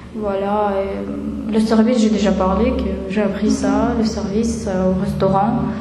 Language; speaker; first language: French; non-native, fluent; Russian